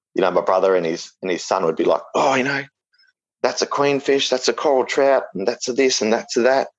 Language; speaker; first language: English; native; English